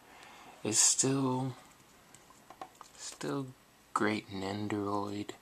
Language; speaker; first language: English; native; English